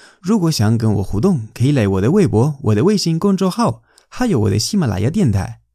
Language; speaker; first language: Chinese; non-native, fluent; Spanish